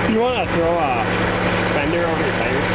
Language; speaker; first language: English; native; English